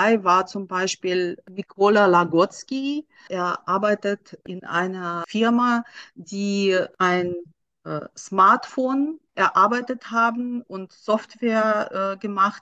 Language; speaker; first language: German; non-native, fluent; Russian